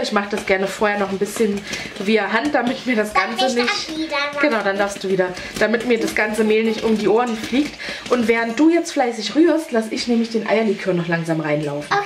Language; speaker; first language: German; native; German